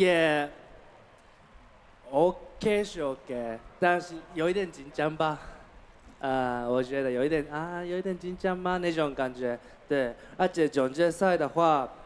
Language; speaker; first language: Chinese; non-native, learner; Japanese